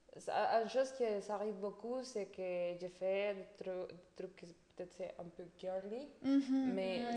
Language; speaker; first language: French; non-native, fluent; Spanish